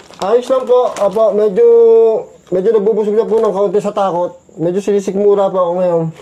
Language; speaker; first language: Filipino; native; Filipino